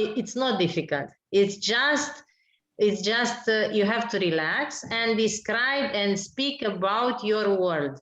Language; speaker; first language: English; non-native, learner; Romanian